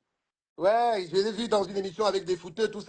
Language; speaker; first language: French; native; French